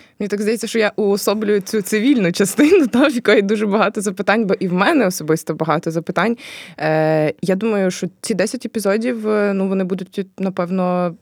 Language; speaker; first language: Ukrainian; native; Ukrainian